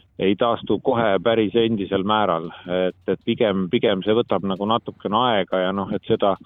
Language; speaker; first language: Estonian; native; Estonian